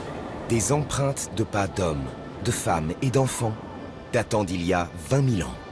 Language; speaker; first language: French; native; French